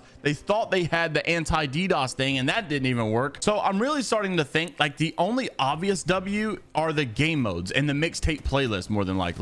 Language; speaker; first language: English; native; English